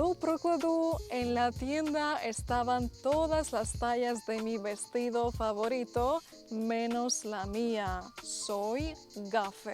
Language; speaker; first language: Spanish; non-native, fluent; Ukrainian